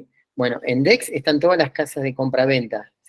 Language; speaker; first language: Spanish; native; Spanish